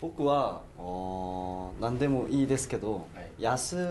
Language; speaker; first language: Japanese; non-native, learner; Korean